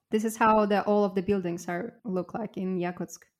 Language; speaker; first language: English; non-native, fluent; Russian